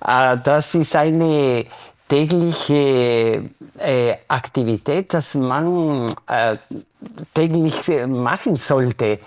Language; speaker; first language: German; non-native, fluent; Spanish